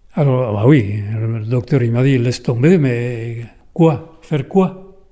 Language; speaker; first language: French; non-native, local second language; Basque